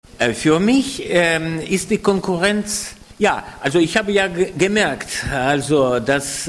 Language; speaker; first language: German; non-native, fluent; Russian